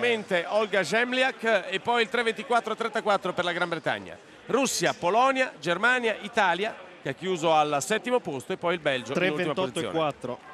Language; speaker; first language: Italian; native; Italian